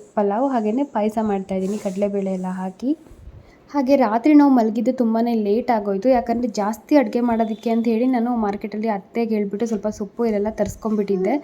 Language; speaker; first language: Kannada; native; Kannada